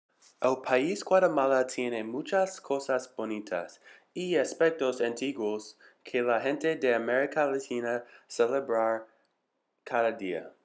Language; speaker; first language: Spanish; non-native, learner; English